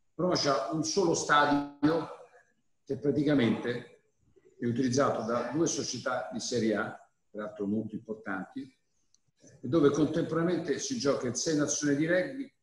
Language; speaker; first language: Italian; native; Italian